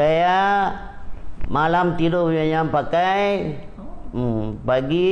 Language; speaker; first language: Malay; non-native, local second language; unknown